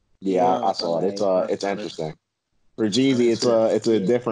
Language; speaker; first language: English; native; English